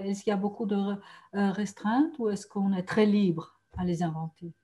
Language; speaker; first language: French; non-native, fluent; German